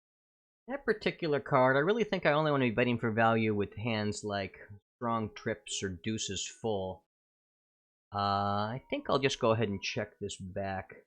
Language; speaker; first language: English; native; English